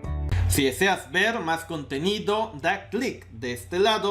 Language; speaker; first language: Spanish; native; Spanish